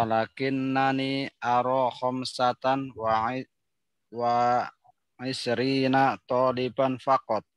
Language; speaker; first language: Arabic; non-native, learner; Indonesian